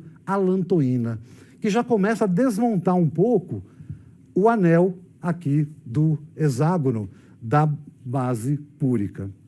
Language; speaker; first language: Portuguese; native; Portuguese